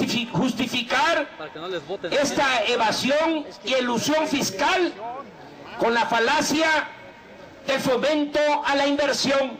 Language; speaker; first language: Spanish; native; Spanish